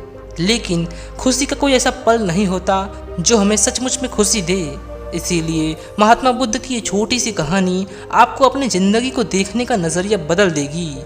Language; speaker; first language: Hindi; native; Hindi